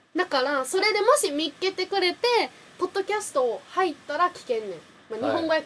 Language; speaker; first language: Japanese; native; Japanese